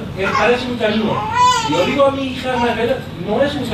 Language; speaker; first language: Spanish; non-native, learner; Portuguese